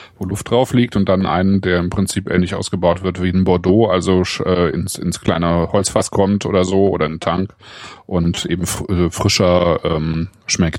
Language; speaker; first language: German; native; German